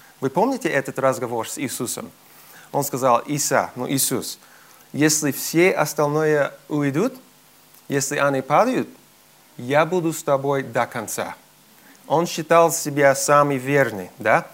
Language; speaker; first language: Russian; non-native, fluent; English